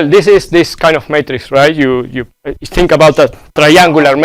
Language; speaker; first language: English; non-native, fluent; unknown